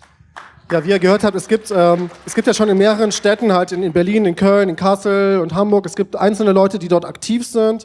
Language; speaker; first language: German; native; German